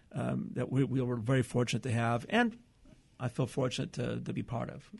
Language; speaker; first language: English; early bilingual, other home language; Portuguese